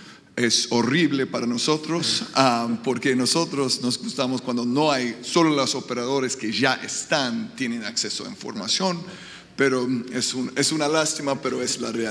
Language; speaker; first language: Spanish; non-native, fluent; English